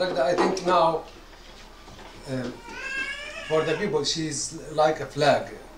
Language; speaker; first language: English; non-native, learner; Arabic